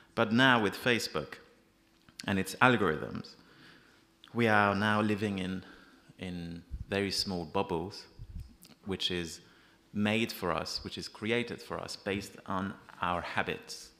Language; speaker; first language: English; non-native, fluent; Persian